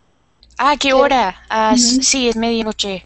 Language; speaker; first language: Spanish; non-native, learner; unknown